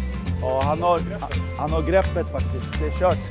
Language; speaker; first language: Swedish; native; Swedish